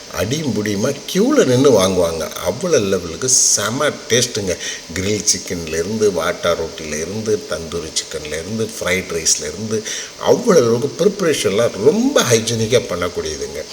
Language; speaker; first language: Tamil; native; Tamil